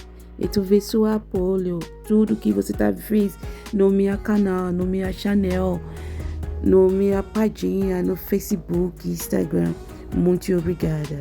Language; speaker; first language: Portuguese; non-native, learner; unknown